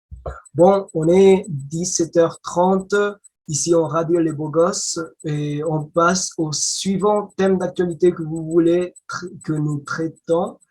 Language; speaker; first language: French; non-native, learner; Spanish